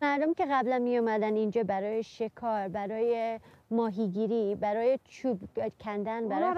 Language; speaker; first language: Persian; early bilingual, heritage; Persian